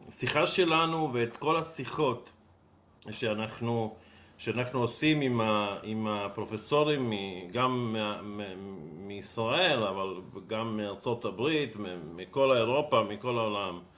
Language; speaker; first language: Hebrew; non-native, fluent; Serbian